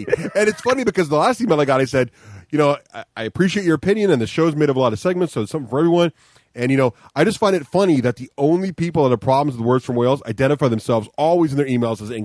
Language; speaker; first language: English; native; English